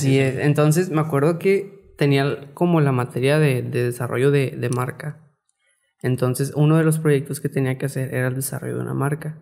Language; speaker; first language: Spanish; native; Spanish